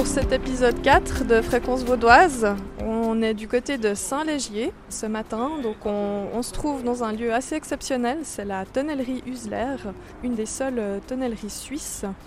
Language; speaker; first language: French; native; French